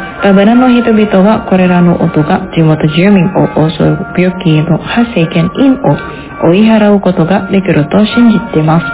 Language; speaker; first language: Japanese; non-native, fluent; Indonesian